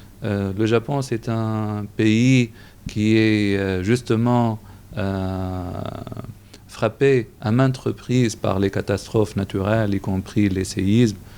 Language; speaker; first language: French; non-native, local second language; Arabic